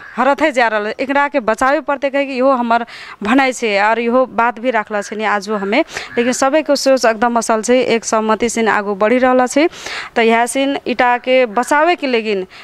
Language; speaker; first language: Maithili; non-native, local second language; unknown